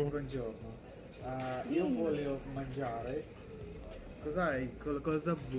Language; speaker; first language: Italian; non-native, learner; Urdu